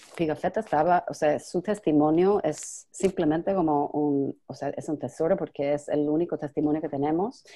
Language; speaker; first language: Spanish; non-native, fluent; English